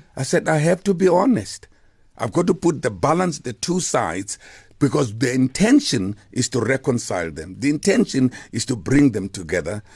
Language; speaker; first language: English; non-native, local second language; Xhosa